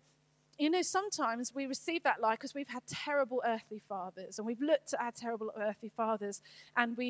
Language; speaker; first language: English; native; English